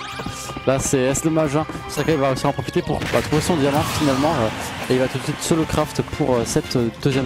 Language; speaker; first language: French; native; French